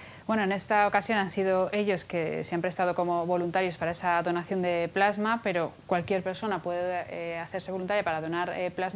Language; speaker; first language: Spanish; native; Spanish